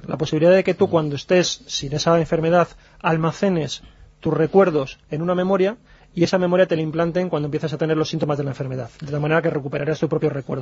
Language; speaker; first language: Spanish; native; Spanish